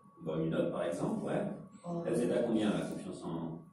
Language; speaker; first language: French; native; French